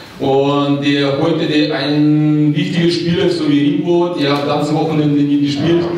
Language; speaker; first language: German; non-native, fluent; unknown